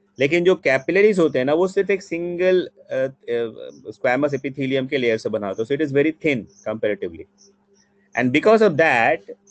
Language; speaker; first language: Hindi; non-native, local second language; Bangla